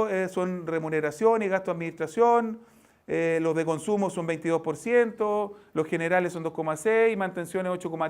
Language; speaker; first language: Spanish; native; Spanish